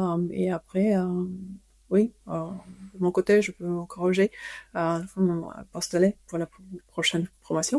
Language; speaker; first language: French; non-native, fluent; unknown